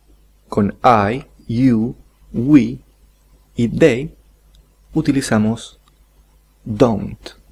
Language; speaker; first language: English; non-native, fluent; Spanish